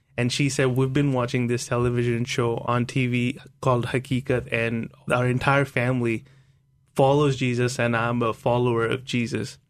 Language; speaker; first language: English; non-native, local second language; Hindi